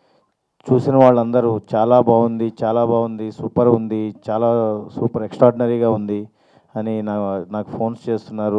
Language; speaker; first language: Telugu; native; Telugu